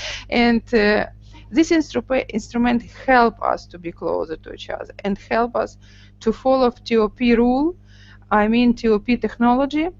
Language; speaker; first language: English; non-native, learner; Russian